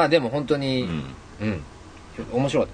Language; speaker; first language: Japanese; native; Japanese